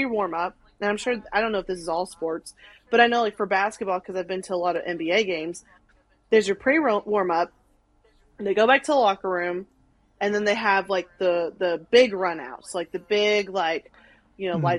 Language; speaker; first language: English; native; English